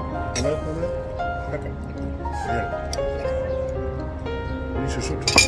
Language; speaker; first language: Dutch; native; Dutch